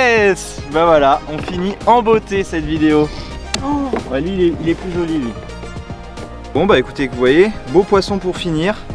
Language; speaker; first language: French; native; French